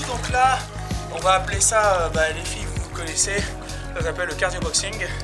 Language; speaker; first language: French; native; French